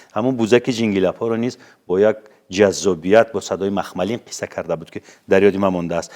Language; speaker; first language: Tajik; native; Tajik